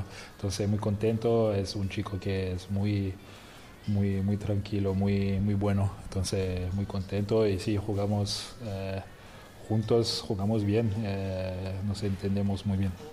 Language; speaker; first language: Spanish; non-native, fluent; French